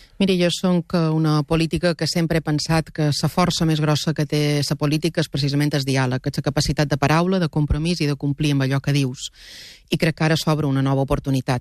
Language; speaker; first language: Catalan; native; Catalan